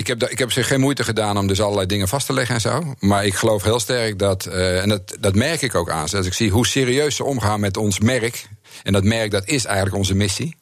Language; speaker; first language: Dutch; native; Dutch